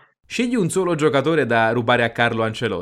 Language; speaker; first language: Italian; native; Italian